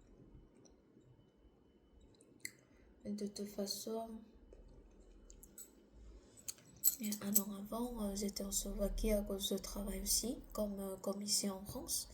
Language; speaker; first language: French; non-native, learner; Korean